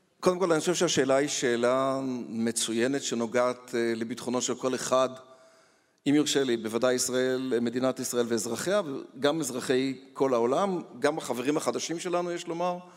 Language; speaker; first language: Hebrew; native; Hebrew